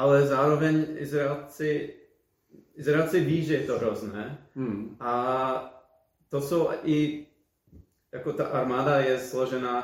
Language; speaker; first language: Czech; non-native, fluent; English